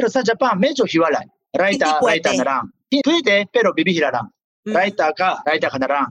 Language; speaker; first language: Filipino; non-native, learner; Japanese